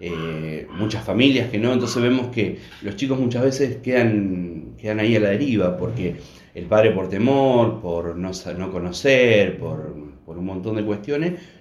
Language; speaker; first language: Spanish; native; Spanish